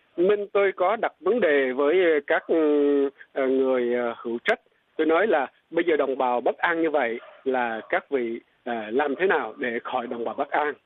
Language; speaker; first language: Vietnamese; non-native, local second language; Eastern Cham